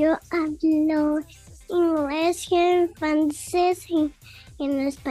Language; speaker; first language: Spanish; early bilingual, heritage; Spanish